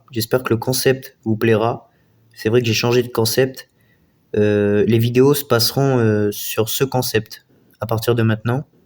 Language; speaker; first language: French; native; French